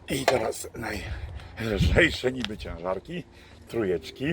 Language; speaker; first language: Polish; native; Polish